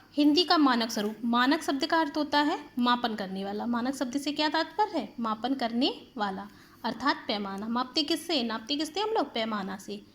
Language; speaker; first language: Hindi; native; Hindi